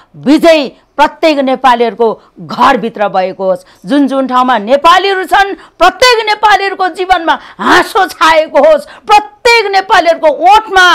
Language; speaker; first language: Nepali; native; Nepali